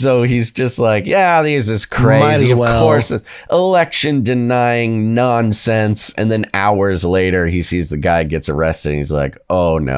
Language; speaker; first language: English; native; English